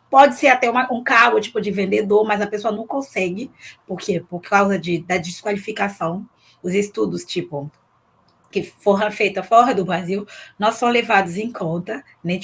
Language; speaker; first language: Portuguese; non-native, fluent; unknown